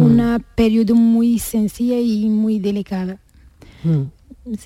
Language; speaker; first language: Spanish; non-native, learner; Arabic